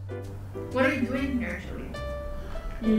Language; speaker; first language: English; non-native, learner; Russian